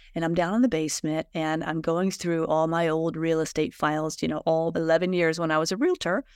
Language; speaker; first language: English; native; English